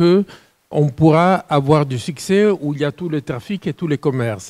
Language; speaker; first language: French; non-native, fluent; Italian